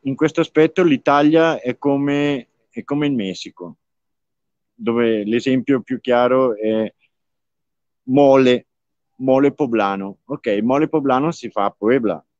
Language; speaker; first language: Italian; native; Italian